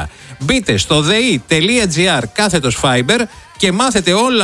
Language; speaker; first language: Greek; native; Greek